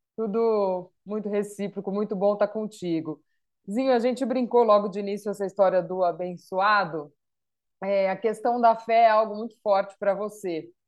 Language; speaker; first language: Portuguese; native; Portuguese